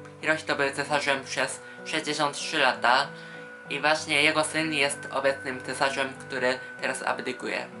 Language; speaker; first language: Polish; non-native, fluent; Japanese